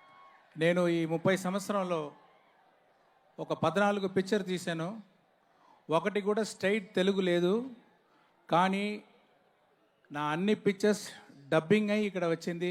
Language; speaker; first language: Telugu; non-native, learner; Tamil